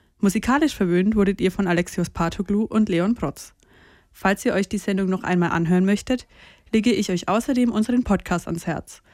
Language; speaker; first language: German; native; German